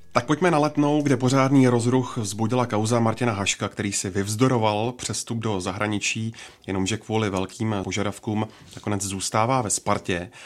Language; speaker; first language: Czech; native; Czech